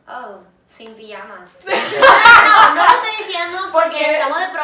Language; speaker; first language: Spanish; early bilingual, heritage; English